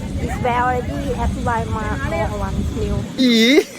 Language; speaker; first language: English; non-native, learner; Thai